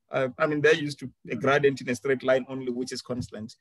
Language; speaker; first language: English; non-native, local second language; Venda